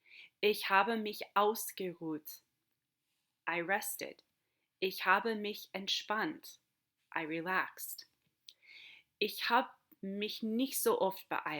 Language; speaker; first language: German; non-native, fluent; English